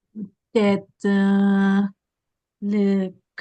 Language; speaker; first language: French; non-native, learner; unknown